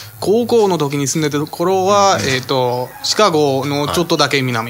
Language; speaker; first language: Japanese; non-native, fluent; English